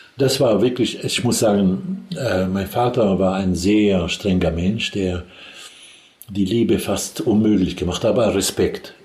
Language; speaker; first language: German; non-native, fluent; Arabic